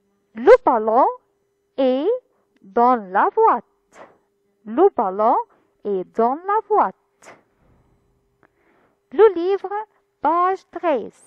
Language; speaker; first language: French; non-native, fluent; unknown